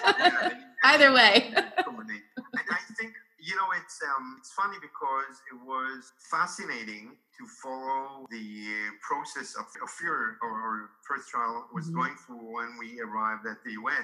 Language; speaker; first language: English; non-native, fluent; Hebrew